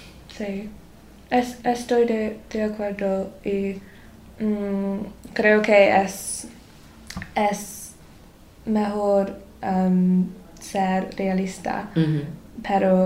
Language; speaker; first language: Spanish; non-native, learner; English